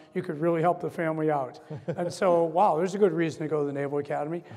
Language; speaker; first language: English; native; English